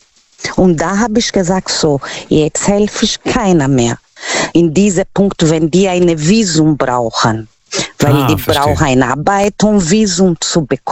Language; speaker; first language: German; non-native, learner; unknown